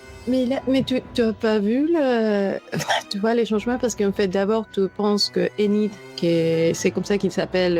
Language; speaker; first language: French; non-native, fluent; Spanish